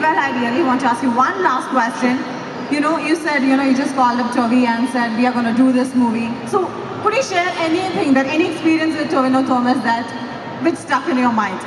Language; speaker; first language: English; non-native, local second language; Malayalam